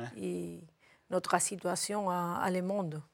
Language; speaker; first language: French; non-native, learner; Spanish